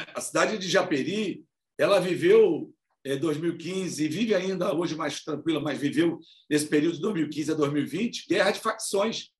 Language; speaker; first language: Portuguese; native; Portuguese